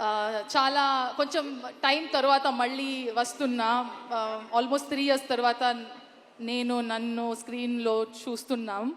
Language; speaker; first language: Telugu; non-native, learner; Kannada